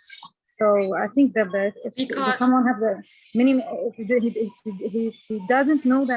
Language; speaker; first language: English; non-native, learner; Arabic